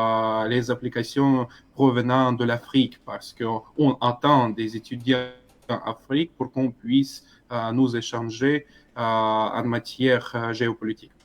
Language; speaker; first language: French; non-native, fluent; Russian